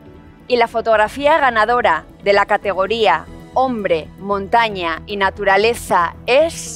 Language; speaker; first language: Spanish; native; Spanish